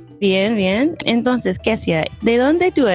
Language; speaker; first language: Spanish; non-native, fluent; English